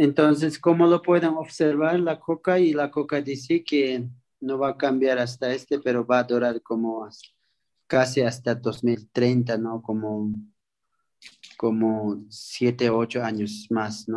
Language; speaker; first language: Spanish; non-native, local second language; Quechua